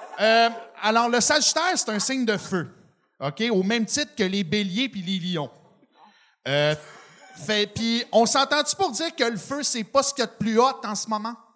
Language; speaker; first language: French; native; French